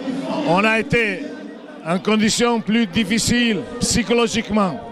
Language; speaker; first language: French; non-native, fluent; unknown